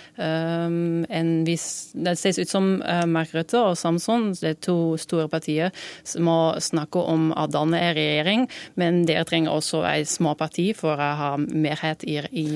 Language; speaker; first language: Norwegian; non-native, learner; Dutch